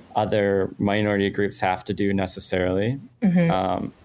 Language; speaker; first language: English; non-native, fluent; Spanish